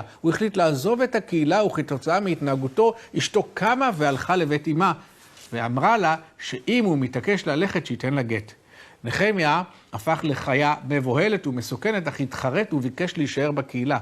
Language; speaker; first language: Hebrew; native; Hebrew